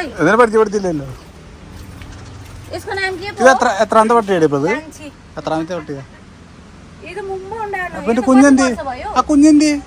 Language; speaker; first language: Malayalam; non-native, learner; Nepali